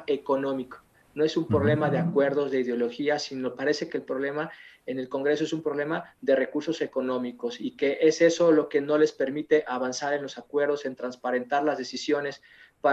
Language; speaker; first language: Spanish; native; Spanish